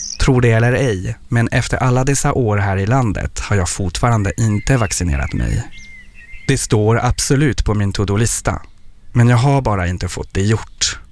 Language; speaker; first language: Swedish; non-native, fluent; French